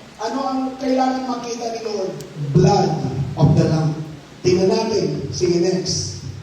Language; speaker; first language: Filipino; non-native, local second language; Hiligaynon